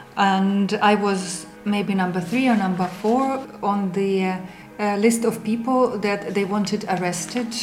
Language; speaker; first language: English; non-native, fluent; Russian